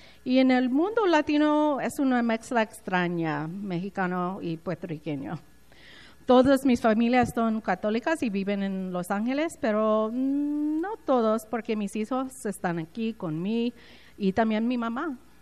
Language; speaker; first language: Spanish; early bilingual, heritage; Spanish